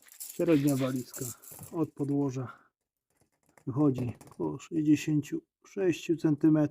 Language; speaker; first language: Polish; native; Polish